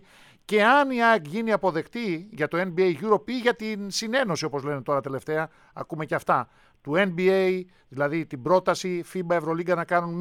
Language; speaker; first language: Greek; native; Greek